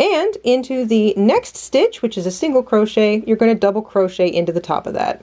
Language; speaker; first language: English; native; English